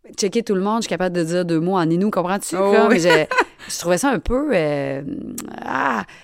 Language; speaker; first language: French; native; French